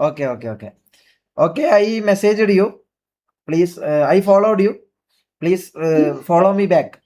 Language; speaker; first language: English; non-native, learner; Malayalam